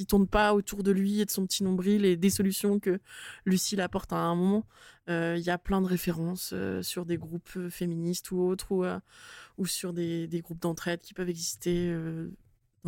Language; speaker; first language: French; native; French